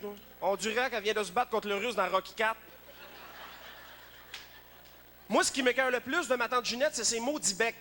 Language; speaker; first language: French; native; French